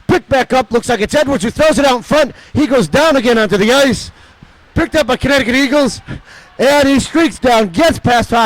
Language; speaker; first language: English; native; English